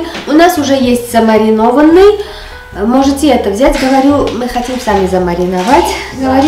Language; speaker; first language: Russian; non-native, fluent; Armenian